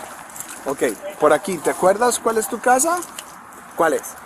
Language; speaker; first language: Spanish; early bilingual, heritage; Spanish